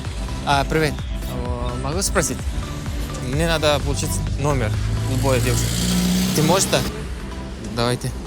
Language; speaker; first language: Russian; non-native, learner; Turkmen